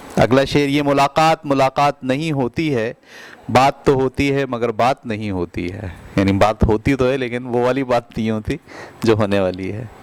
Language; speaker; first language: Urdu; native; Urdu